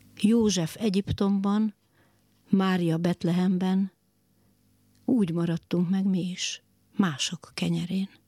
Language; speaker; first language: Hungarian; native; Hungarian